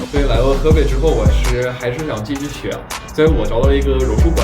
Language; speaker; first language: Chinese; non-native, fluent; English